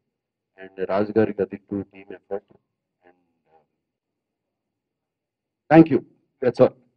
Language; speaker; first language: Telugu; native; Telugu